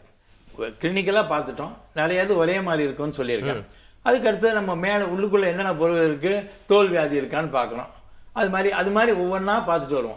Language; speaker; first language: Tamil; native; Tamil